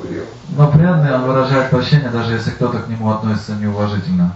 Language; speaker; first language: Russian; native; Russian